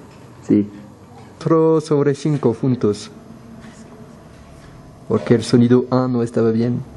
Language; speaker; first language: Spanish; non-native, fluent; French